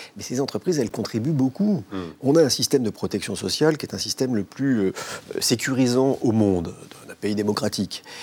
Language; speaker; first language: French; native; French